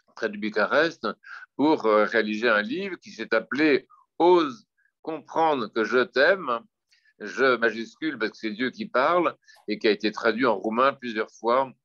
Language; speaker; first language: French; native; French